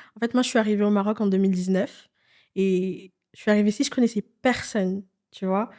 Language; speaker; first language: French; non-native, local second language; Malagasy